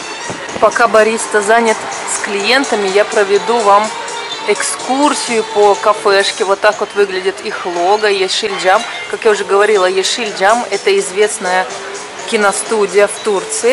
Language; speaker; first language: Russian; native; Russian